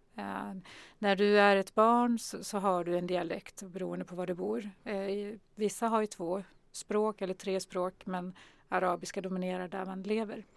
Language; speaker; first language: Swedish; early bilingual, other home language; Arabic